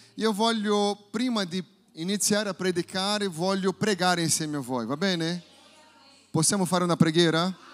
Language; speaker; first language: Italian; non-native, fluent; Portuguese